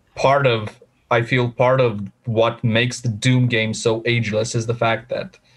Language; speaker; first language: English; non-native, fluent; Romanian